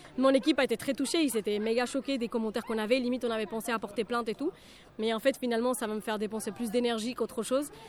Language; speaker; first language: French; non-native, fluent; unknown